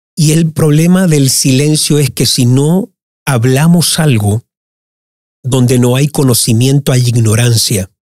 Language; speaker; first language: Spanish; early bilingual, heritage; Spanish